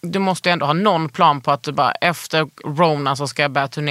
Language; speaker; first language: Swedish; native; Swedish